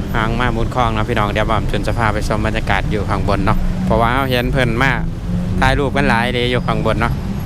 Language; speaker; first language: Thai; native; Thai